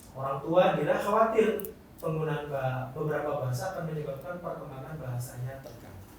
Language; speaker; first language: Indonesian; non-native, local second language; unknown